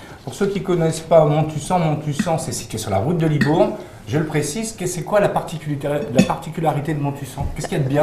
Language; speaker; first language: French; native; French